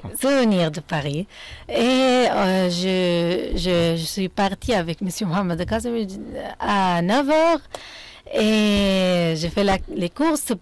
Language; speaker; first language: French; non-native, fluent; Arabic